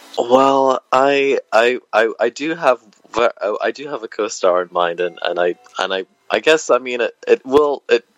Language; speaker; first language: English; native; English